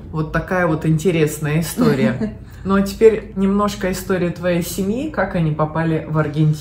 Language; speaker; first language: Russian; native; Russian